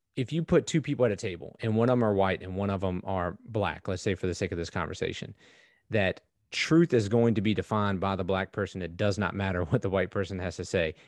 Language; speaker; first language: English; native; English